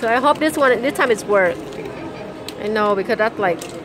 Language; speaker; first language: English; non-native, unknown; Vietnamese